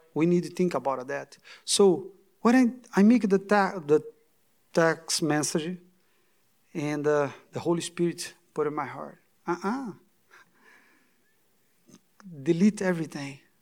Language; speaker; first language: English; non-native, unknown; Portuguese